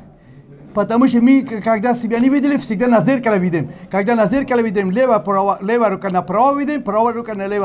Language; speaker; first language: Russian; non-native, learner; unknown